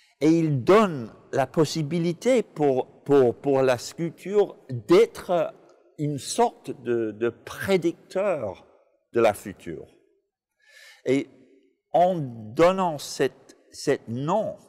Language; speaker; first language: French; non-native, fluent; English